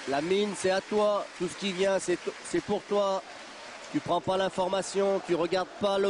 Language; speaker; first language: French; native; French